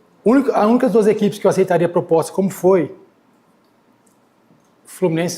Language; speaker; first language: Portuguese; native; Portuguese